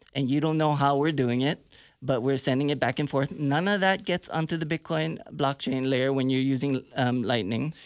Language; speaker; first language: English; native; English